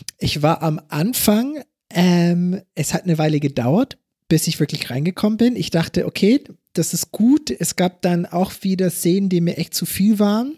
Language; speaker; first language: German; early bilingual, other home language; English